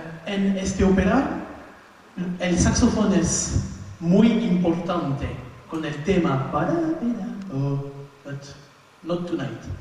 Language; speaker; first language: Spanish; non-native, learner; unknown